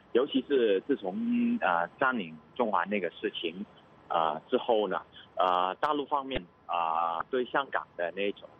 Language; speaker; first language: Chinese; non-native, local second language; Cantonese